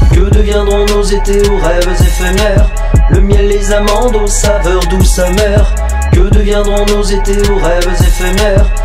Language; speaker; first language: French; native; French